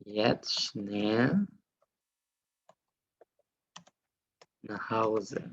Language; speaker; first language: German; non-native, fluent; Indonesian